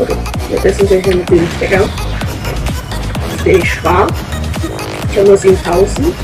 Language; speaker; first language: German; native; German